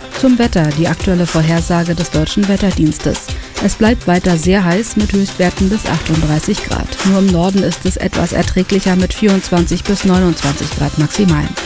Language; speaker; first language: German; native; German